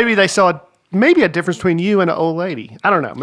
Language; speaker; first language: English; native; English